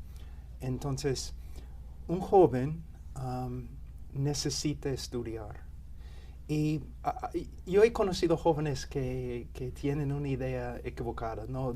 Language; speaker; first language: Spanish; non-native, fluent; English